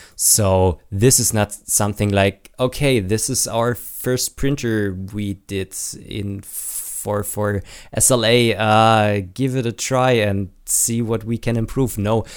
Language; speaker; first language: English; non-native, fluent; German